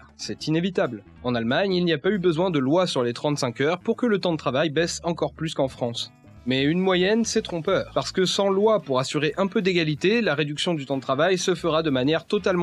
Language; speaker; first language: French; native; French